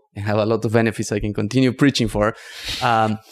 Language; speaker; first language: English; non-native, fluent; Spanish